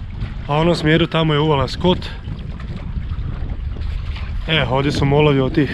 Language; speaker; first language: Croatian; native; Croatian